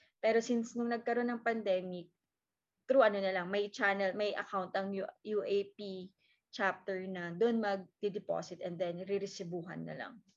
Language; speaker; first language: Filipino; native; Filipino